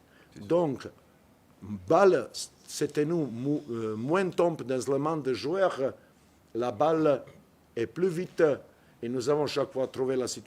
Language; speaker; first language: French; non-native, fluent; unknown